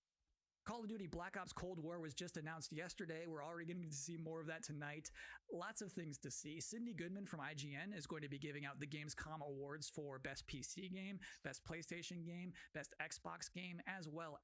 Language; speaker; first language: English; native; English